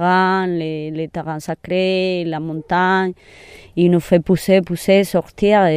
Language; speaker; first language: French; non-native, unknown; Spanish